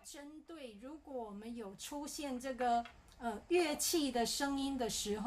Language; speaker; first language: Chinese; native; Chinese